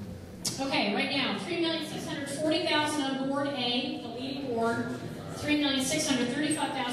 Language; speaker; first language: English; native; English